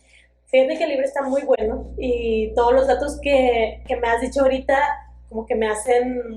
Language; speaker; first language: Spanish; native; Spanish